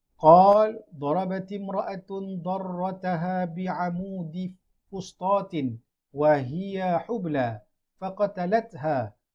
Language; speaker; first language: Arabic; non-native, fluent; Malay